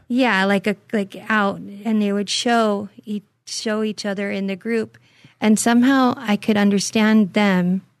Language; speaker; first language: English; native; English